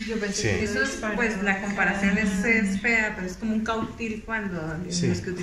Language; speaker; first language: Spanish; native; Spanish